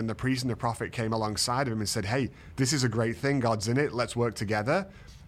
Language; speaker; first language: English; native; English